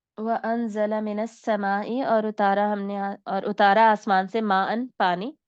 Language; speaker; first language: Urdu; native; Urdu